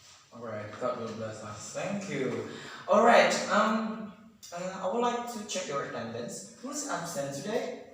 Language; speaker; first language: English; non-native, learner; Indonesian